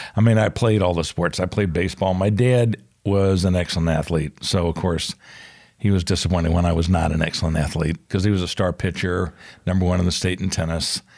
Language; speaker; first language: English; native; English